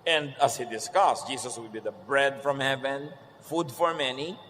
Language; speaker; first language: English; non-native, local second language; Filipino